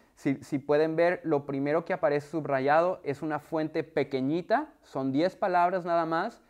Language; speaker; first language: Spanish; native; Spanish